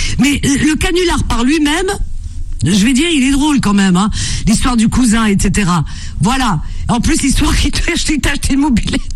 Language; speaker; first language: French; native; French